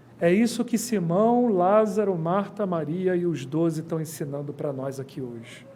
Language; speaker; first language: Portuguese; native; Portuguese